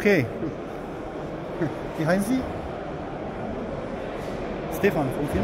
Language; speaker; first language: German; non-native, learner; Romanian